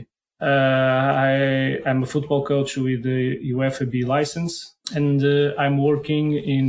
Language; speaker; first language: English; non-native, fluent; Portuguese